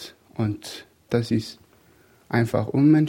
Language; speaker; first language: German; non-native, learner; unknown